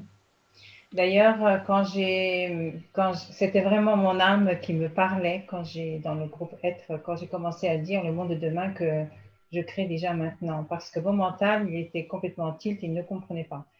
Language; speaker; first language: French; native; French